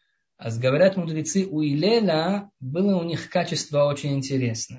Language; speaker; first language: Russian; early bilingual, heritage; Russian